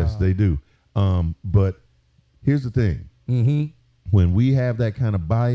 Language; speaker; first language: English; native; English